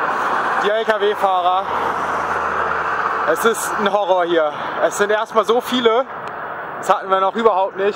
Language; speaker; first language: German; native; German